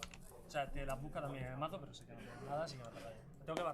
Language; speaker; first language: Spanish; native; Spanish